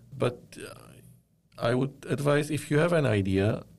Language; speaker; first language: English; non-native, fluent; Arabic